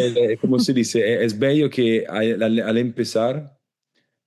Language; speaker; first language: Spanish; non-native, learner; Italian